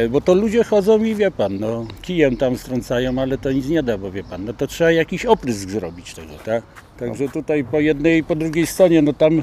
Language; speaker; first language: Polish; native; Polish